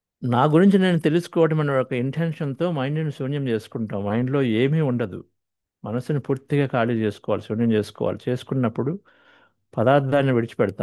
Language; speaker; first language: Telugu; native; Telugu